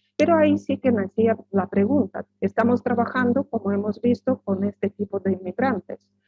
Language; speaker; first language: Spanish; non-native, fluent; Russian